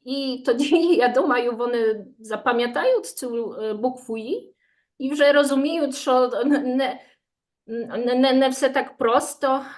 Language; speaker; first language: Ukrainian; non-native, fluent; Polish